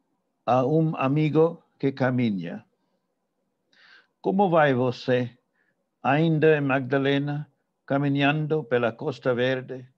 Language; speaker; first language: Portuguese; non-native, fluent; English